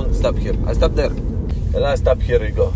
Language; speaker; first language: English; non-native, learner; Russian